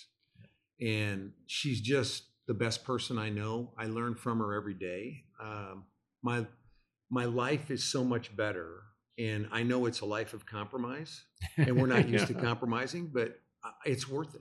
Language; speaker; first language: English; native; English